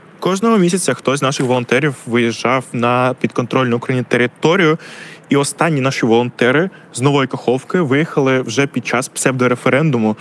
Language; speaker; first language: Ukrainian; native; Ukrainian